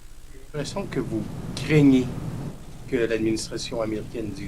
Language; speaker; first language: French; native; French